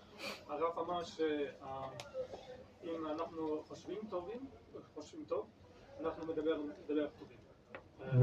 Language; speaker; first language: Hebrew; non-native, learner; English